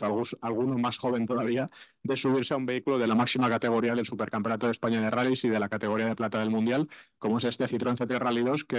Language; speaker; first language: Spanish; native; Spanish